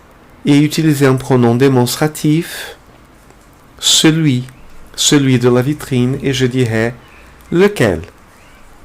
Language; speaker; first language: French; non-native, fluent; Portuguese